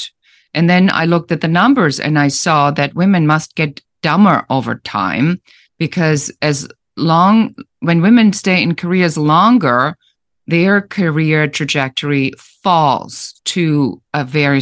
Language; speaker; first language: English; non-native, fluent; German